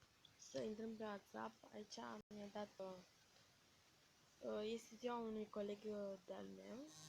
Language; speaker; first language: Romanian; native; Romanian